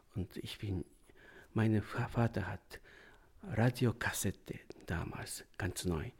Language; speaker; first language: German; non-native, learner; Japanese